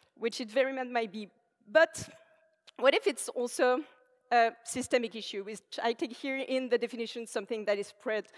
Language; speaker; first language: English; non-native, fluent; French